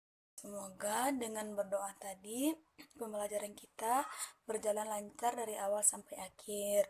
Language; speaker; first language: Indonesian; native; Indonesian